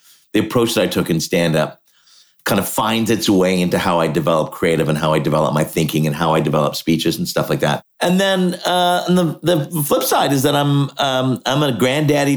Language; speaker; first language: English; native; English